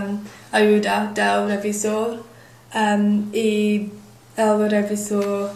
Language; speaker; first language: Spanish; non-native, learner; English